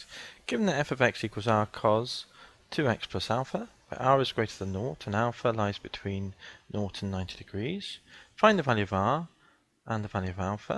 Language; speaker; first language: English; native; English